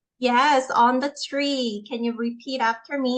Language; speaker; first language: English; non-native, fluent; Korean